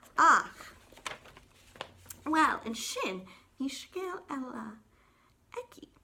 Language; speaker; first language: Irish; non-native, learner; English